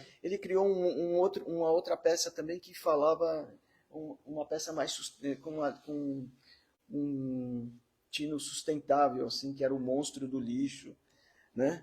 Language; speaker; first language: Portuguese; native; Portuguese